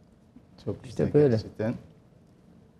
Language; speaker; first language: Turkish; native; Turkish